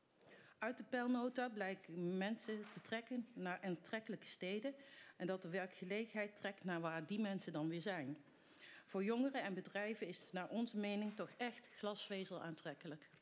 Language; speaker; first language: Dutch; native; Dutch